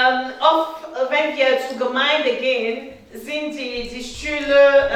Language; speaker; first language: German; non-native, learner; French